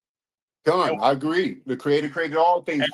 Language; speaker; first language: English; native; English